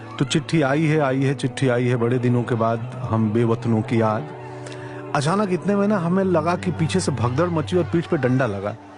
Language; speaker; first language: Hindi; non-native, local second language; Bhojpuri